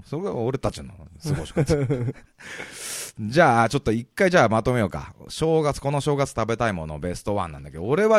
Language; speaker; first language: Japanese; native; Japanese